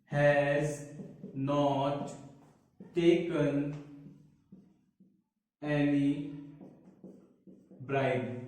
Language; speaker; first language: English; non-native, local second language; Hindi